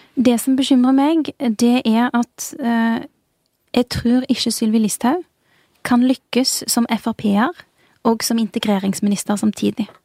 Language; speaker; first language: Norwegian; early bilingual, other home language; Urdu